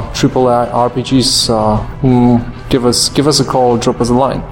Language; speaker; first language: English; non-native, fluent; Polish